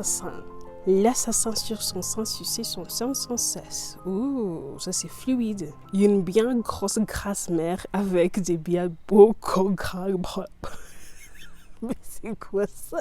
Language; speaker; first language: French; non-native, learner; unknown